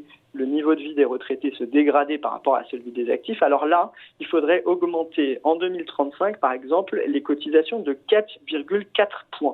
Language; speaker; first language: French; native; French